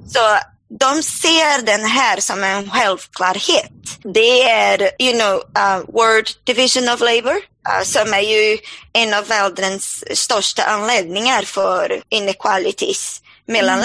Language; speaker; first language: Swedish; non-native, fluent; Portuguese